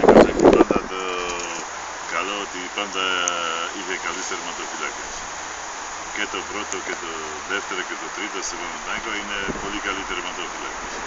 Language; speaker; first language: Greek; non-native, fluent; Polish